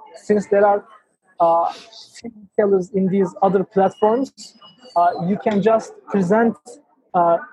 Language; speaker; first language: English; non-native, fluent; Turkish